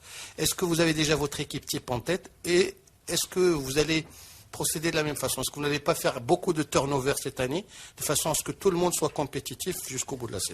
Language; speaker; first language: French; non-native, local second language; Arabic